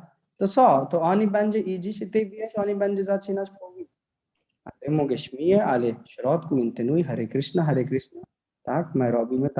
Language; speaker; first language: Polish; non-native, learner; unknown